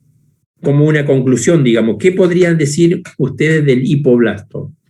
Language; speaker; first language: Spanish; native; Spanish